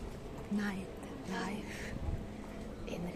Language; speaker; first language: English; non-native, learner; Russian